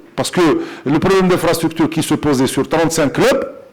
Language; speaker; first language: French; non-native, local second language; Arabic